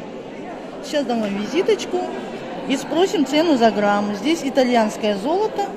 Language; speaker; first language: Russian; non-native, local second language; Kazakh